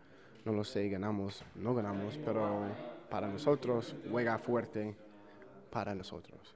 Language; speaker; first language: Spanish; non-native, learner; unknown